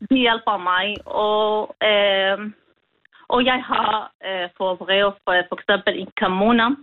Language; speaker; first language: Danish; non-native, learner; Kurdish